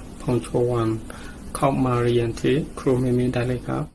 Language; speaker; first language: Thai; non-native, learner; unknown